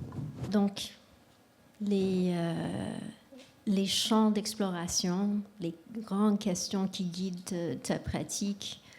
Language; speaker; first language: French; non-native, local second language; English